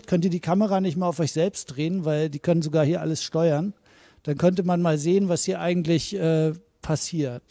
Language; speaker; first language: German; native; German